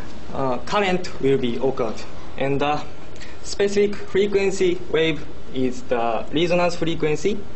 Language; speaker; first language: English; non-native, learner; Japanese